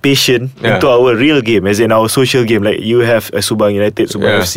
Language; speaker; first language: English; non-native, local second language; Malay